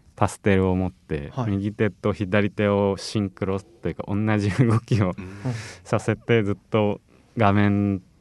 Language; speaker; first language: Japanese; native; Japanese